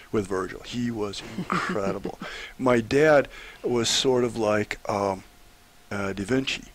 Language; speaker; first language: English; native; English